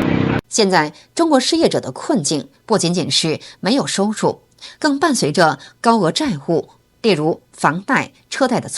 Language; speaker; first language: Chinese; native; Chinese